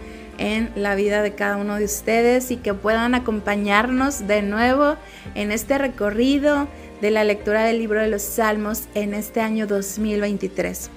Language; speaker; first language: Spanish; native; Spanish